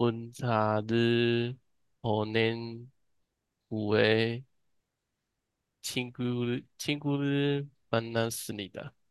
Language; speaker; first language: Korean; non-native, learner; Chinese